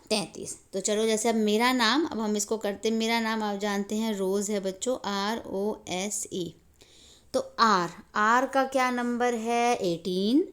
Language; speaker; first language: Hindi; native; Hindi